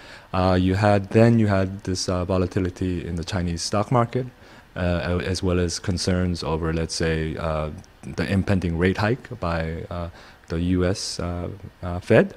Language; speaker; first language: English; non-native, fluent; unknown